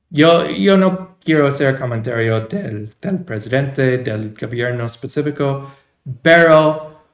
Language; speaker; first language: Spanish; non-native, fluent; English